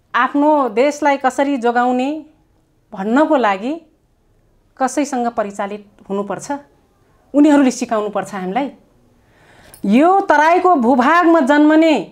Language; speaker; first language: Nepali; non-native, local second language; Dangaura Tharu